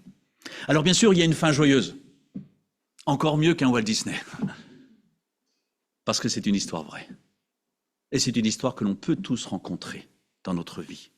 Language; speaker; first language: French; native; French